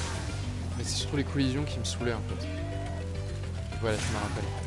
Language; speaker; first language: French; native; French